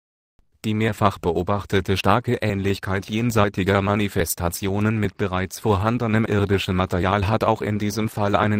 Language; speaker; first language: German; native; German